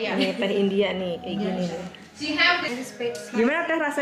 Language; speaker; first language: Indonesian; native; Indonesian